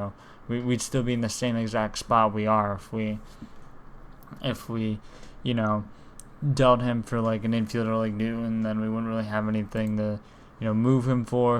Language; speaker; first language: English; native; English